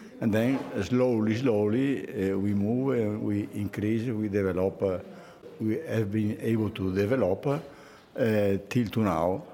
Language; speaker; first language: English; non-native, fluent; Italian